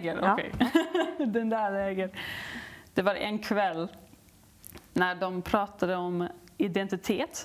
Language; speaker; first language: Swedish; non-native, learner; English